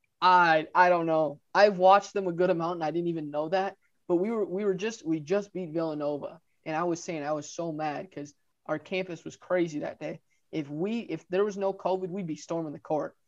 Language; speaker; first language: English; native; English